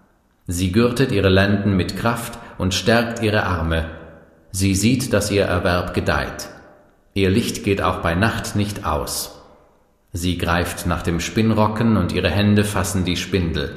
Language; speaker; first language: German; native; German